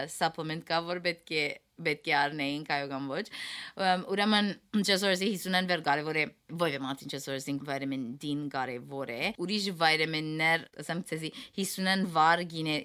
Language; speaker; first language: Armenian; early bilingual, heritage; Armenian